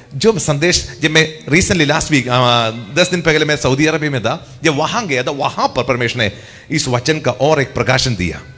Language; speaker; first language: Hindi; non-native, local second language; Malayalam